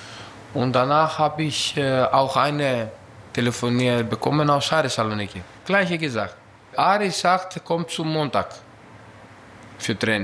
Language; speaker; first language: German; non-native, learner; Greek